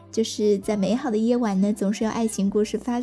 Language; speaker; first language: Chinese; native; Chinese